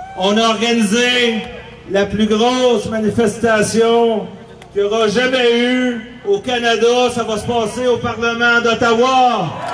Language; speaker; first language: French; native; French